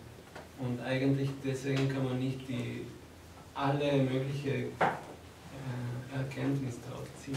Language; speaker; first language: German; non-native, fluent; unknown